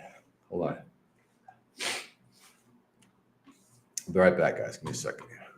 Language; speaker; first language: English; native; English